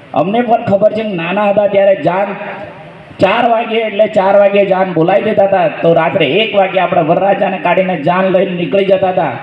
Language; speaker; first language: Gujarati; non-native, local second language; Rathawi